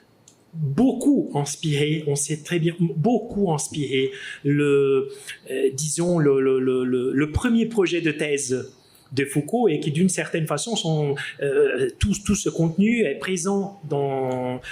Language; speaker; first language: French; non-native, fluent; Portuguese